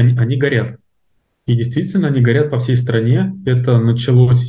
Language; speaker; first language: Russian; native; Russian